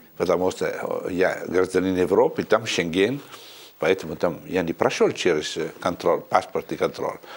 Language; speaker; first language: Russian; non-native, fluent; Italian